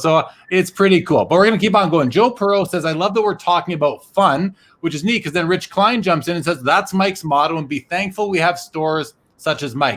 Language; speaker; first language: English; native; English